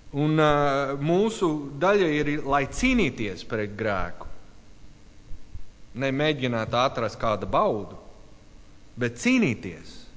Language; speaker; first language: Latvian; non-native, learner; English